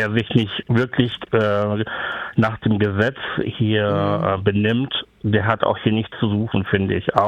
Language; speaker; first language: German; native; German